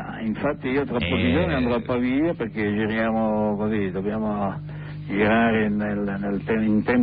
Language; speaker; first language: Italian; native; Italian